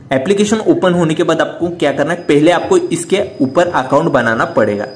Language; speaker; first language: Hindi; non-native, local second language; Marathi